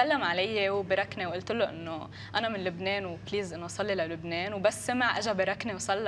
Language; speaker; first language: Arabic; native; Arabic